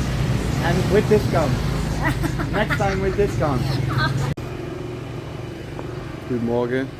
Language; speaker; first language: English; non-native, fluent; Dutch